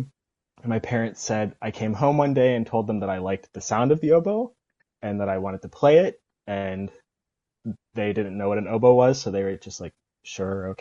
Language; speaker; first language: English; native; English